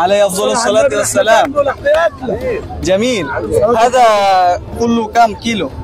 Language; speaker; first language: Arabic; non-native, learner; Bangla